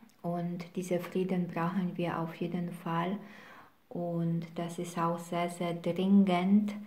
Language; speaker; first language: German; non-native, fluent; Polish